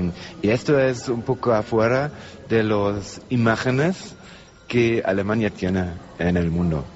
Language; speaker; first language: Spanish; non-native, learner; German